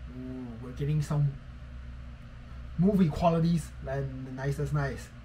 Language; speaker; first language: English; non-native, fluent; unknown